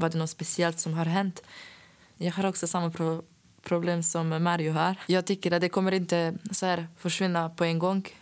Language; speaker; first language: Swedish; non-native, fluent; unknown